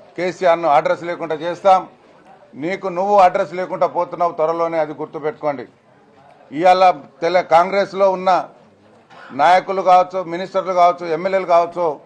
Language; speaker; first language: Telugu; non-native, local second language; Lambadi